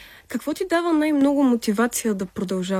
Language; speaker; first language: Bulgarian; native; Bulgarian